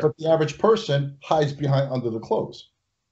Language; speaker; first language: English; native; English